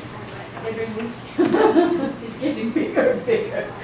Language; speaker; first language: English; non-native, fluent; Chinese